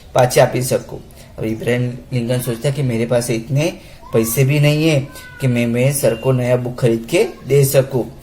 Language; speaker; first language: Hindi; non-native, local second language; Gujarati